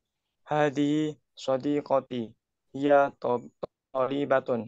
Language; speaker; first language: Arabic; non-native, learner; Indonesian